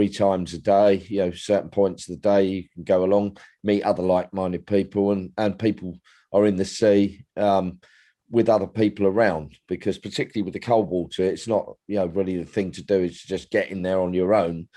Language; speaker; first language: English; native; English